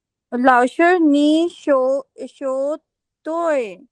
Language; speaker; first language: Chinese; non-native, learner; Hindi